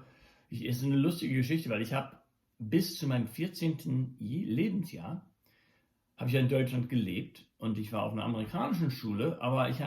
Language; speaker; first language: German; non-native, local second language; English